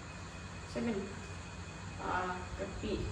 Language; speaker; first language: Thai; non-native, local second language; Lao